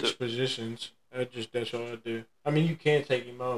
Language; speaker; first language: English; native; English